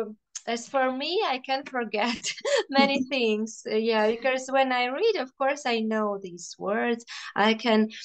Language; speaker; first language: English; non-native, fluent; Russian